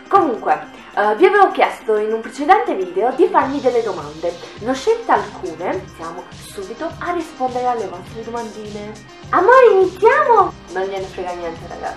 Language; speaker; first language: Italian; native; Italian